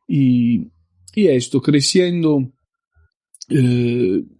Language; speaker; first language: Spanish; non-native, fluent; Italian